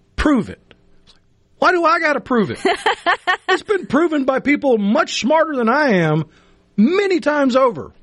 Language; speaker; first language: English; native; English